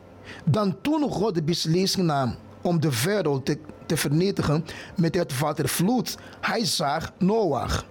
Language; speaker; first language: Dutch; non-native, fluent; Portuguese